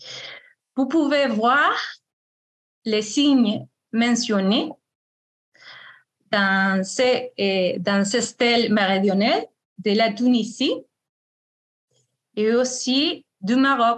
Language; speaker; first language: French; non-native, fluent; Spanish